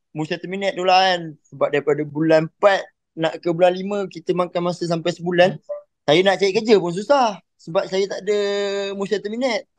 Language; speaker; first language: Malay; native; Malay